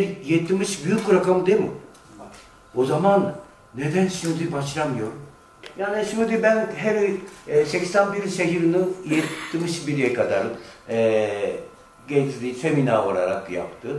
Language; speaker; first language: Turkish; non-native, fluent; Japanese